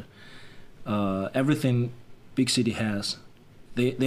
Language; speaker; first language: English; non-native, fluent; Chinese